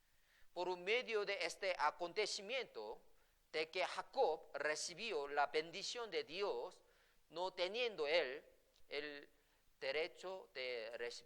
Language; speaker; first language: Spanish; non-native, fluent; Korean